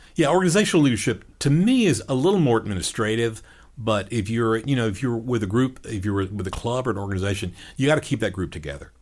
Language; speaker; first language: English; native; English